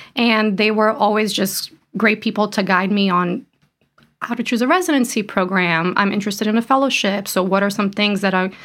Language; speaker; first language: English; early bilingual, other home language; Portuguese